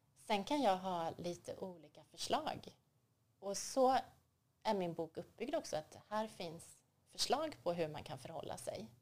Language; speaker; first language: Swedish; native; Swedish